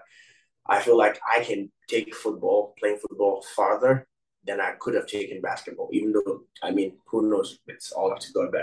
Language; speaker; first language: English; non-native, local second language; Akan